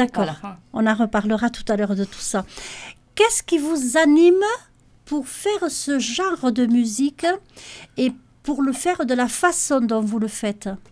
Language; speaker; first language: French; native; French